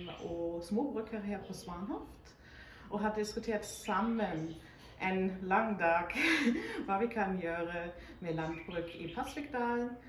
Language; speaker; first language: Norwegian; non-native, fluent; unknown